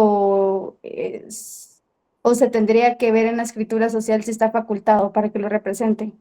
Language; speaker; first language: Spanish; native; Spanish